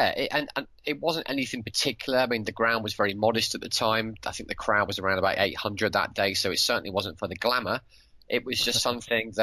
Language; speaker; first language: English; native; English